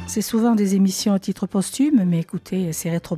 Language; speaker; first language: French; native; French